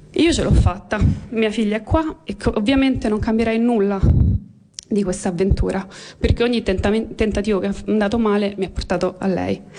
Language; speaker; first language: Italian; native; Italian